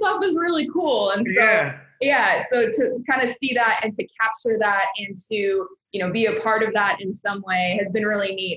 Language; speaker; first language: English; native; English